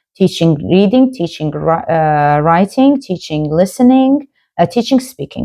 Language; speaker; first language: English; non-native, fluent; Azerbaijani